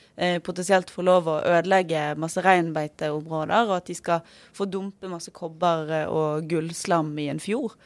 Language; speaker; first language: Norwegian; native; Norwegian